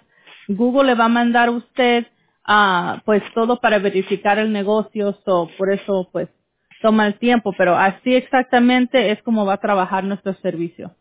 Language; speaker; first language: Spanish; early bilingual, heritage; English